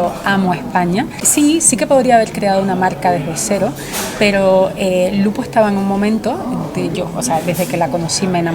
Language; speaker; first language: Spanish; native; Spanish